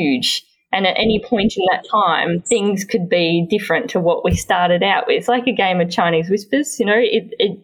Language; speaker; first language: English; native; English